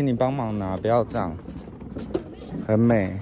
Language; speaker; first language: Chinese; native; Chinese